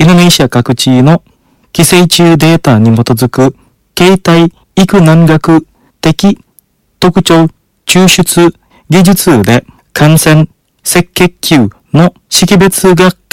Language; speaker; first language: Japanese; non-native, fluent; Indonesian